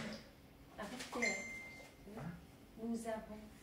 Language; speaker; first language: French; non-native, learner; Vietnamese